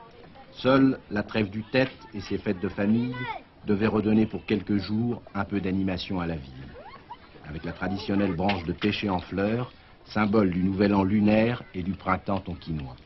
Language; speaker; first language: French; native; French